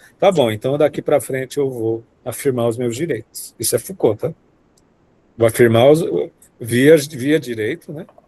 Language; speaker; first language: Portuguese; native; Portuguese